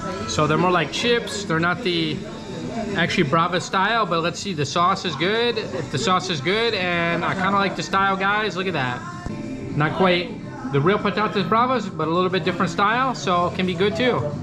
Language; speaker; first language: English; native; English